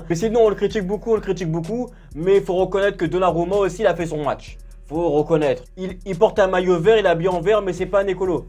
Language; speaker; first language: French; native; French